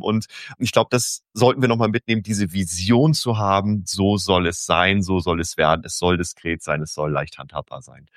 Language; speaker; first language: German; native; German